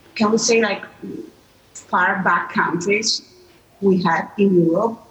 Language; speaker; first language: English; non-native, fluent; Italian